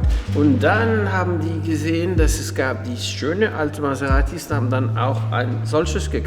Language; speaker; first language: German; non-native, fluent; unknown